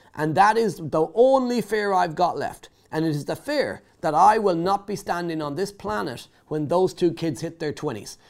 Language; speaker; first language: English; native; English